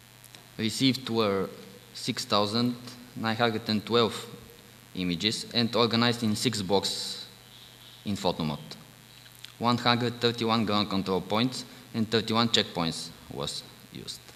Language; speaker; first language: English; non-native, fluent; Bulgarian